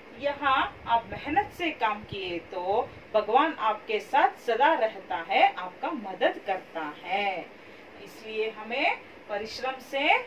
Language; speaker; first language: Hindi; non-native, local second language; Kannada